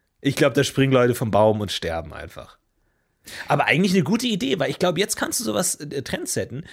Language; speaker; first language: German; native; German